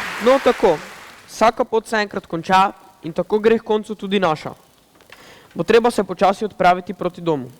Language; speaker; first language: Slovenian; native; Slovenian